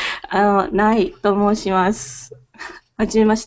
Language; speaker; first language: Japanese; non-native, learner; English